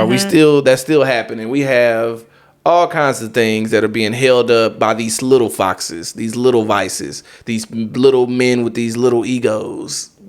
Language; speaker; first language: English; native; English